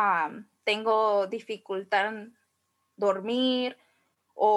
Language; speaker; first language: Spanish; early bilingual, heritage; Spanish